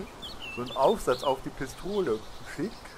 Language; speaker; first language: German; native; German